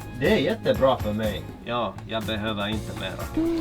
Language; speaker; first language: Swedish; non-native, local second language; Finnish